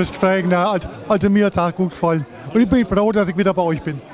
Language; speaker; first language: German; native; German